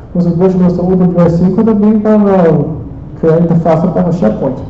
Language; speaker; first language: Portuguese; non-native, fluent; German